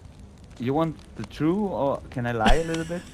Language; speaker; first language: English; non-native, fluent; Italian